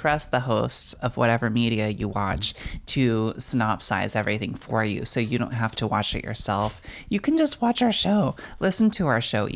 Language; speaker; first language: English; native; English